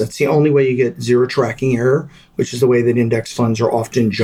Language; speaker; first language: English; native; English